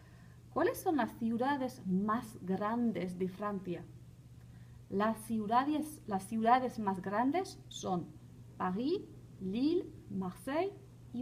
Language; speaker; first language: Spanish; non-native, fluent; French